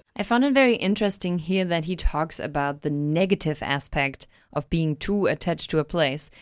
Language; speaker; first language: English; non-native, fluent; German